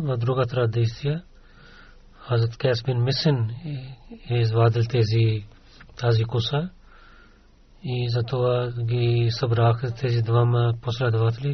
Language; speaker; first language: Bulgarian; non-native, learner; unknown